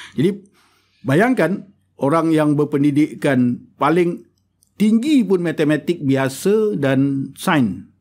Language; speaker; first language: Malay; native; Malay